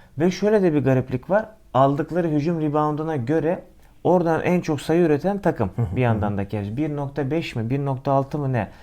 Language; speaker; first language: Turkish; native; Turkish